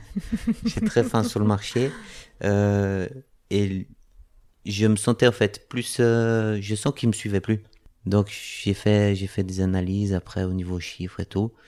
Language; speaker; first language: French; native; French